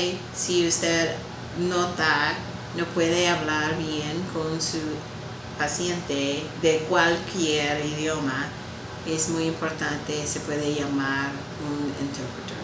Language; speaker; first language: Spanish; non-native, learner; English